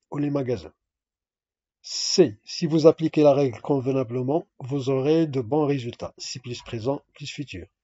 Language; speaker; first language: French; non-native, local second language; Arabic